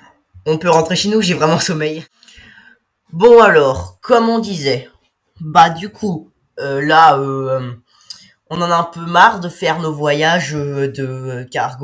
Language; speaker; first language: French; native; French